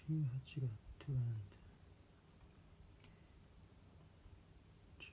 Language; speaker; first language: English; non-native, fluent; Japanese